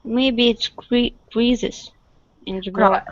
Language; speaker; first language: English; non-native, learner; Russian